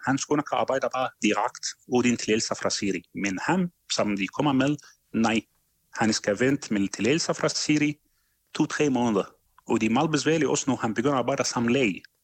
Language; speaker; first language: Danish; non-native, fluent; Arabic